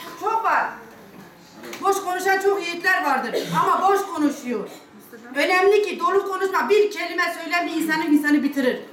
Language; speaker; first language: Turkish; non-native, local second language; Kurdish